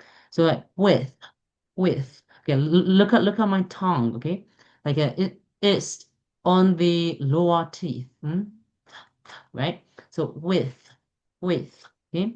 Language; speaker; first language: English; non-native, fluent; Burmese